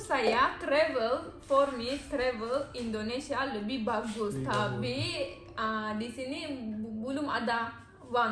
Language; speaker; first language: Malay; non-native, learner; Turkish